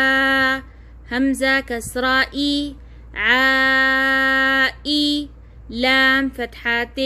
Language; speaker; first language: Arabic; non-native, fluent; Oromo